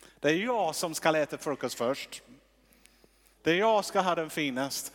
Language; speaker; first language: Swedish; non-native, fluent; English